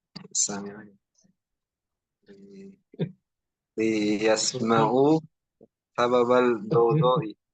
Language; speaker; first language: Arabic; non-native, learner; Indonesian